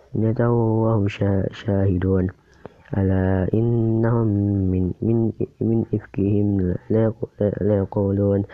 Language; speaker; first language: Arabic; non-native, learner; Indonesian